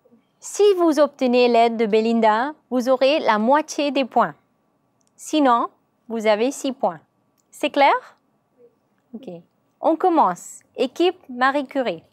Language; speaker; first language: French; non-native, learner; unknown